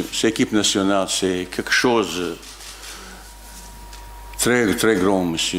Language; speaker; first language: French; non-native, learner; Bosnian